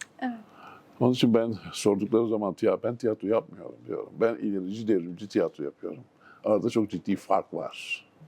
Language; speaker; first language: Turkish; native; Turkish